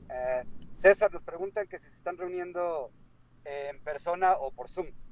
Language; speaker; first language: Spanish; native; Spanish